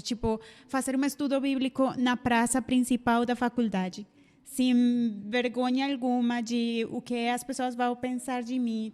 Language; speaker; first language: Portuguese; non-native, fluent; Spanish